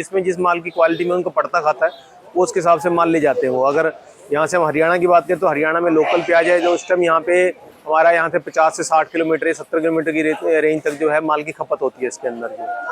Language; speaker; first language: Hindi; native; Hindi